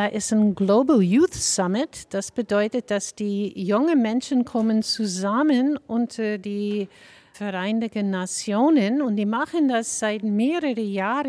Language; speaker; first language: German; non-native, fluent; English